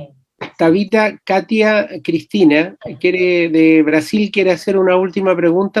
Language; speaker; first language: Spanish; native; Spanish